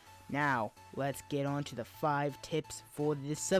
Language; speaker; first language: English; native; English